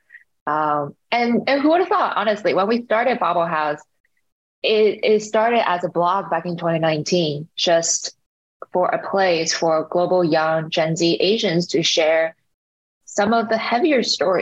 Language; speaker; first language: English; native; English